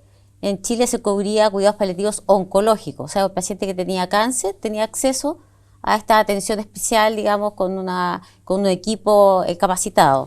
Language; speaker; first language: Spanish; native; Spanish